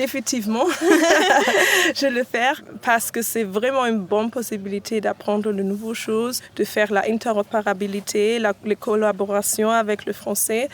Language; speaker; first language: French; non-native, fluent; German